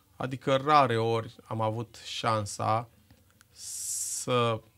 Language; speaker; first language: Romanian; native; Romanian